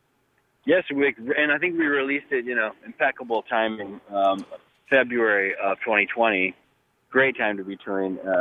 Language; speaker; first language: English; native; English